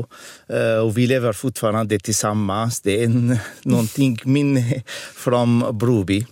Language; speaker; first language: Swedish; non-native, fluent; Arabic